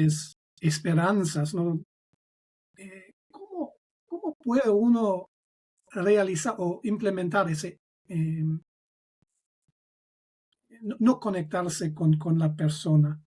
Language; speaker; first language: Spanish; non-native, fluent; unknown